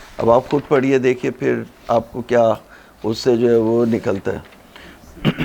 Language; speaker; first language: Urdu; native; Urdu